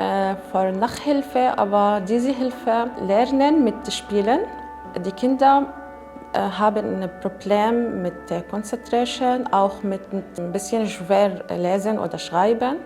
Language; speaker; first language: German; non-native, learner; Arabic